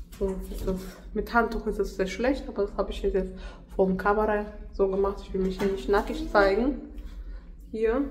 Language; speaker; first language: German; non-native, fluent; Russian